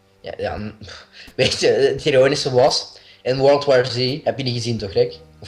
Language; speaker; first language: Dutch; native; Dutch